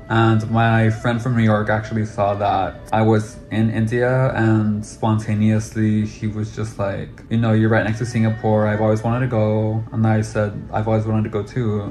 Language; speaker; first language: English; native; English